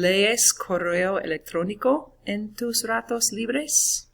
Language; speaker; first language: Spanish; non-native, fluent; English